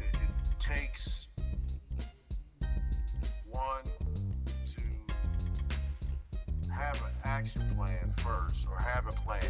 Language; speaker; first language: English; native; English